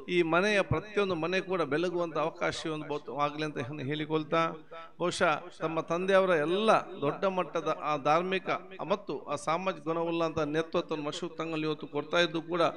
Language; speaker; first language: Kannada; non-native, local second language; Badaga